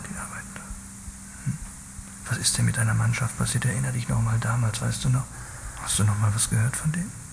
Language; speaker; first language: German; native; German